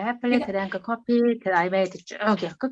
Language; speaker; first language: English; non-native, learner; Korean